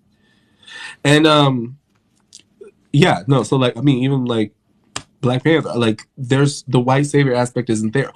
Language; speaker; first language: English; native; English